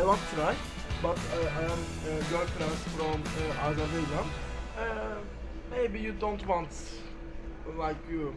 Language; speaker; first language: English; non-native, learner; Turkish